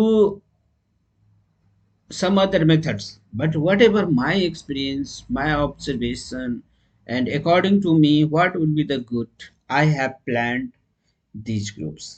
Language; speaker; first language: English; non-native, local second language; Hindi